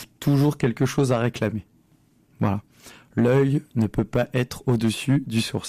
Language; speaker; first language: French; native; French